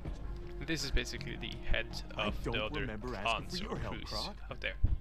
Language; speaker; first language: English; non-native, fluent; Norwegian